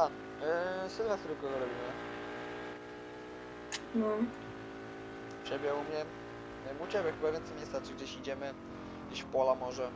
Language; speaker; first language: Polish; native; Polish